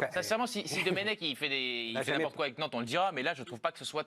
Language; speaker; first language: French; native; French